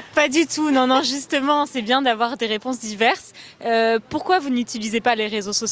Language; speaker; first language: French; native; French